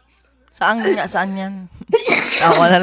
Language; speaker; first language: Filipino; native; Filipino